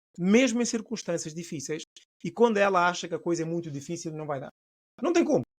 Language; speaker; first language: Portuguese; non-native, local second language; Upper Guinea Crioulo